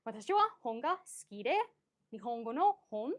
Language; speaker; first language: Japanese; non-native, fluent; English